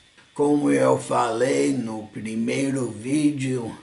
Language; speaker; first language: Portuguese; non-native, fluent; English